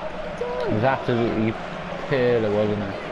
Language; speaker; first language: English; native; English